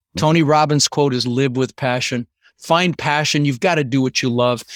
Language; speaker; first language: English; early bilingual, other home language; Dutch